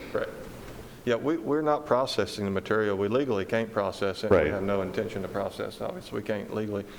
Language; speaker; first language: English; native; English